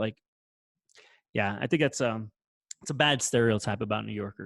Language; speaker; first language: English; native; English